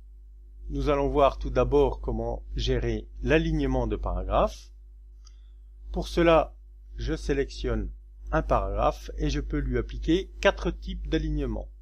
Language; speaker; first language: French; native; French